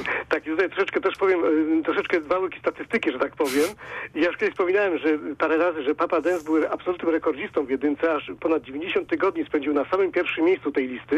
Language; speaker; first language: Polish; native; Polish